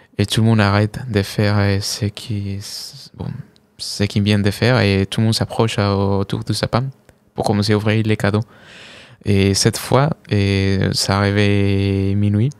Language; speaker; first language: French; non-native, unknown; Spanish